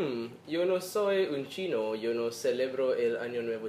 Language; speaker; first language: Spanish; non-native, learner; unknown